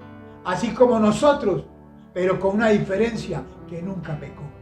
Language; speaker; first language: Spanish; native; Spanish